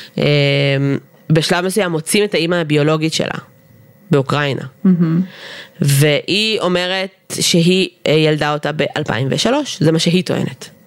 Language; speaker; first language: Hebrew; early bilingual, other home language; Russian